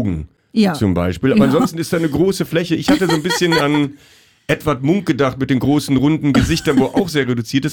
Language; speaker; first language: German; native; German